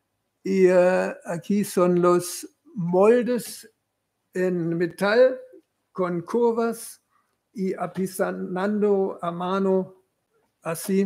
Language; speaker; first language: Spanish; non-native, fluent; German